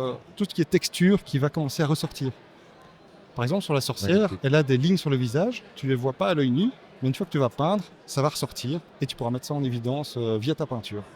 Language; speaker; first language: French; native; French